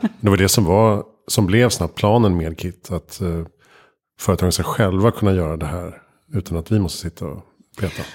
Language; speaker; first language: Swedish; native; Swedish